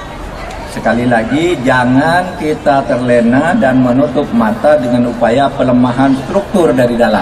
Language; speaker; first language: Indonesian; native; Indonesian